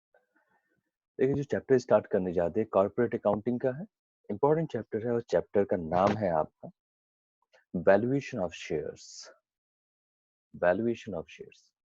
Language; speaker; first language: Hindi; native; Hindi